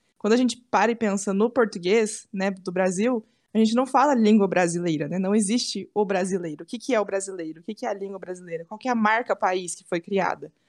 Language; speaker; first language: Portuguese; native; Portuguese